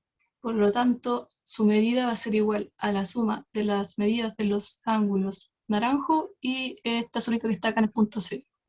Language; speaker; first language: Spanish; native; Spanish